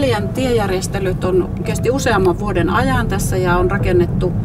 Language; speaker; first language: Finnish; native; Finnish